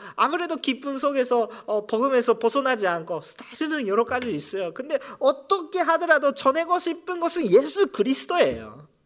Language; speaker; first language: Korean; non-native, fluent; Japanese